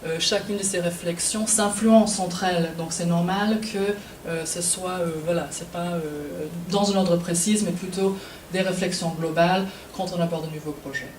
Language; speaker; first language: French; non-native, fluent; English